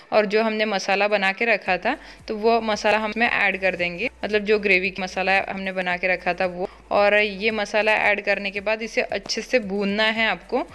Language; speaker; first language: Hindi; non-native, local second language; Marathi